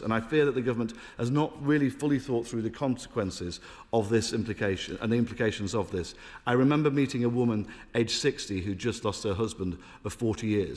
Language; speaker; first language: English; native; English